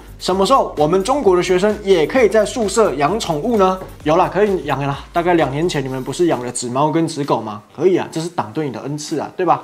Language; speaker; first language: Chinese; native; Chinese